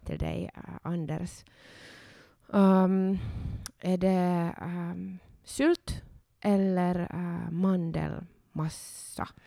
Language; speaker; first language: Swedish; non-native, local second language; Finnish